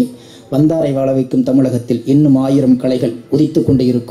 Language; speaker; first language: Tamil; native; Tamil